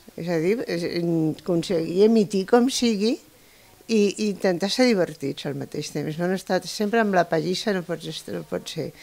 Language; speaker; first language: Catalan; non-native, local second language; Spanish